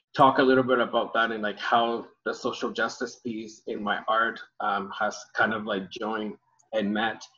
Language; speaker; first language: English; early bilingual, other home language; Spanish